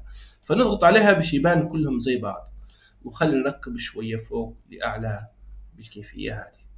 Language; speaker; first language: Arabic; native; Arabic